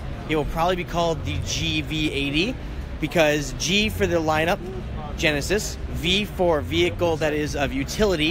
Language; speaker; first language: English; native; English